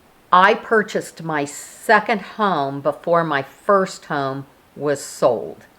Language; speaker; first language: English; native; English